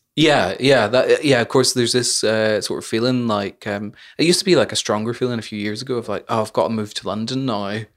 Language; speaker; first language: English; native; English